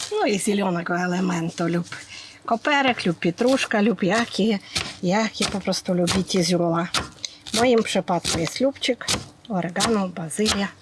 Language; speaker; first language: Polish; non-native, fluent; Ukrainian